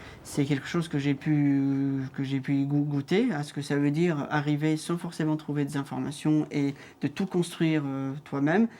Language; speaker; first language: French; non-native, fluent; Arabic